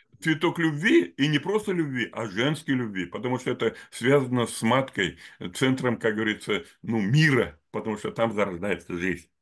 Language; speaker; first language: Russian; native; Russian